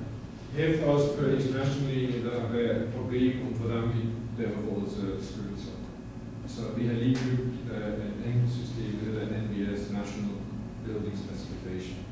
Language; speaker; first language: Danish; non-native, fluent; English